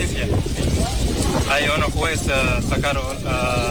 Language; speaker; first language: Spanish; non-native, learner; Arabic